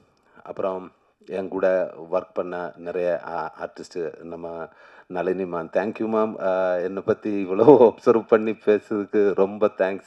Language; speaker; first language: Tamil; non-native, learner; Malayalam